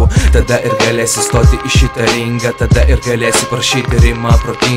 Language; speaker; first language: Lithuanian; native; Lithuanian